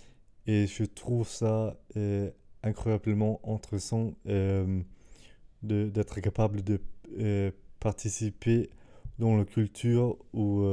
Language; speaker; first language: French; non-native, fluent; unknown